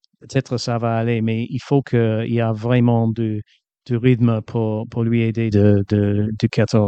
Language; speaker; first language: French; non-native, fluent; English